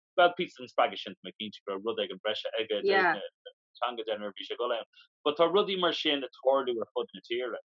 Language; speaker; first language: Irish; non-native, local second language; English